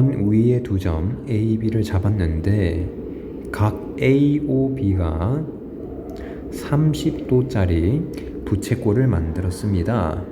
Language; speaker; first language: Korean; native; Korean